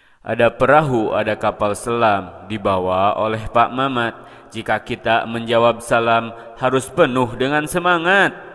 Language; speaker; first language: Indonesian; non-native, local second language; Sundanese